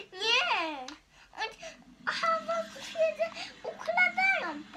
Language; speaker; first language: Polish; early bilingual, other home language; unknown